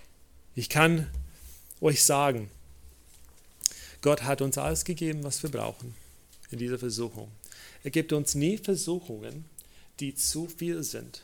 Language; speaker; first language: German; non-native, fluent; English